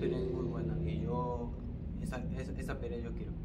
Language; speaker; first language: Spanish; non-native, fluent; Japanese